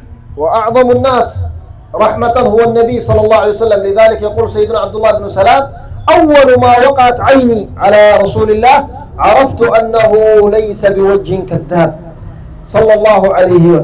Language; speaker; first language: Arabic; native; Arabic